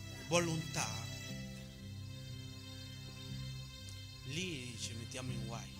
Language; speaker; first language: Italian; non-native, fluent; Spanish